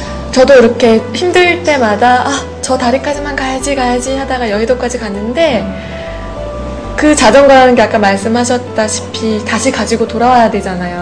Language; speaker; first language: Korean; native; Korean